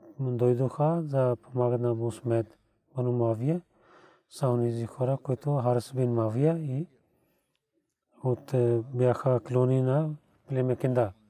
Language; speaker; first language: Bulgarian; non-native, learner; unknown